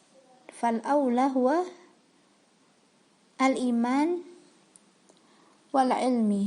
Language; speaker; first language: Arabic; non-native, fluent; Indonesian